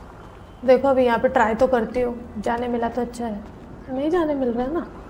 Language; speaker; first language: Hindi; native; Hindi